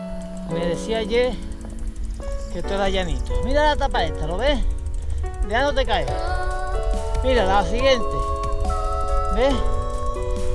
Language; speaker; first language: Spanish; native; Spanish